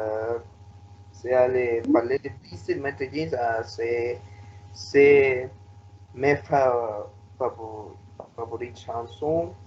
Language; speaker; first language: French; non-native, learner; Spanish